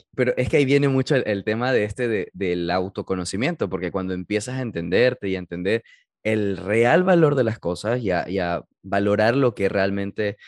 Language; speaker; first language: Spanish; early bilingual, heritage; Spanish